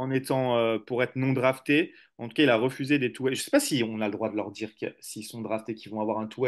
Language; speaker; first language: French; native; French